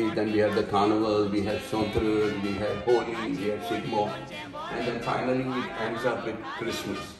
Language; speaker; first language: English; non-native, local second language; Konkani